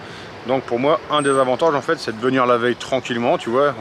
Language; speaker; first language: French; native; French